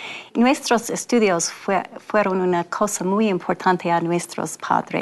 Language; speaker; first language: Spanish; non-native, fluent; English